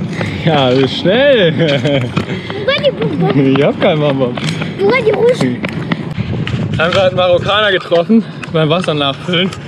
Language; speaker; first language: German; native; German